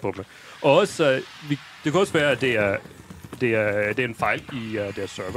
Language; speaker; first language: Danish; non-native, fluent; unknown